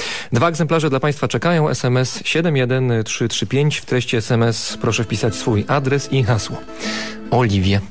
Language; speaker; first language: Polish; native; Polish